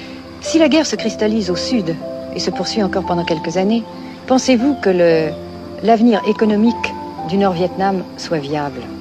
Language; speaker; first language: French; native; French